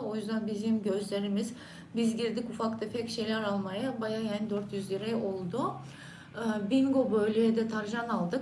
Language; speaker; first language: Turkish; non-native, fluent; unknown